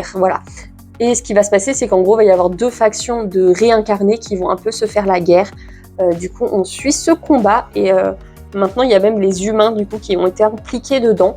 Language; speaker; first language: French; native; French